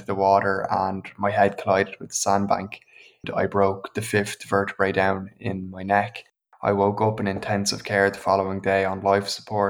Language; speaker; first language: English; native; English